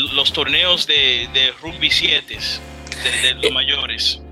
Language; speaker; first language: Spanish; early bilingual, heritage; Spanish